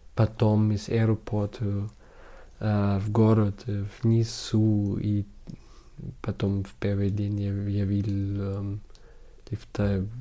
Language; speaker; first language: Russian; non-native, learner; German